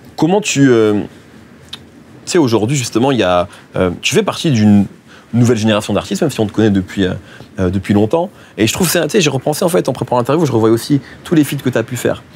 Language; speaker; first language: French; native; French